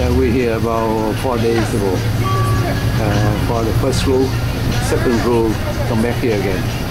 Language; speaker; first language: English; non-native, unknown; Vietnamese